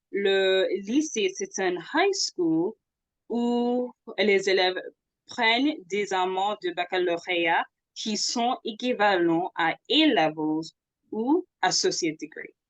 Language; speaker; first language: French; non-native, fluent; English